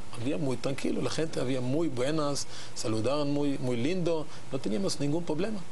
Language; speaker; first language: Spanish; non-native, learner; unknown